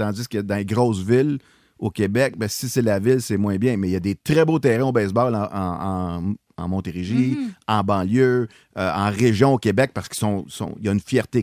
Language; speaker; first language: French; native; French